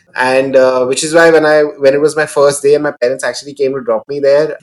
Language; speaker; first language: English; non-native, local second language; Hindi